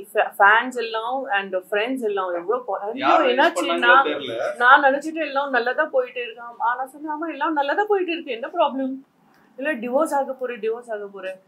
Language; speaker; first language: Tamil; non-native, local second language; Gujarati